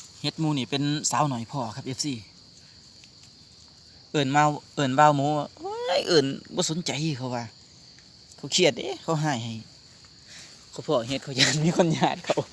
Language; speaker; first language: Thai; non-native, local second language; Northeastern Thai